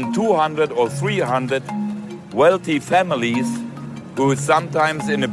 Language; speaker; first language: English; non-native, fluent; German